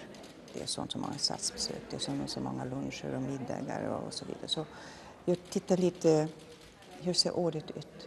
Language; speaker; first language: Swedish; non-native, fluent; German